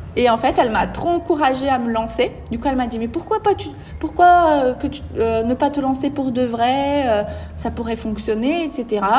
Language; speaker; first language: French; early bilingual, other home language; Portuguese